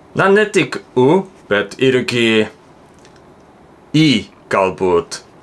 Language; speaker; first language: Lithuanian; non-native, learner; Japanese